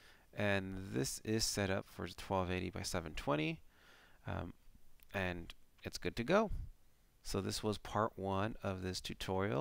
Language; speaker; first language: English; native; English